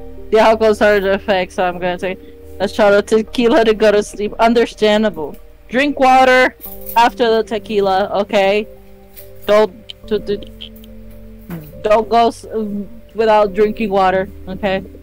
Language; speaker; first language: English; early bilingual, other home language; Spanish